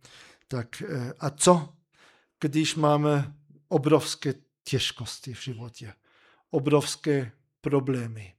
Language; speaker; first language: Czech; non-native, fluent; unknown